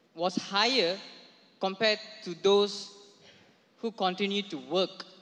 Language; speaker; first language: English; non-native, local second language; Tamil